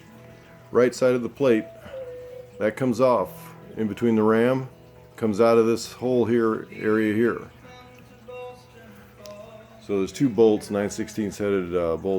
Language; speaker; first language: English; native; English